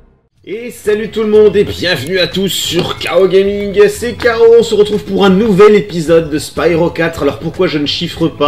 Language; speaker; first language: French; native; French